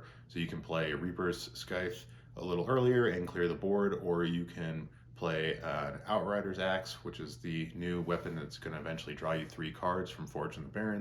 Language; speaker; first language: English; native; English